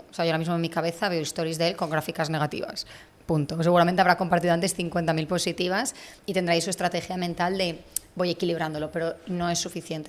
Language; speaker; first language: Spanish; native; Spanish